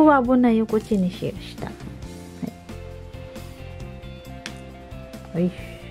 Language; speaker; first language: Japanese; non-native, learner; Filipino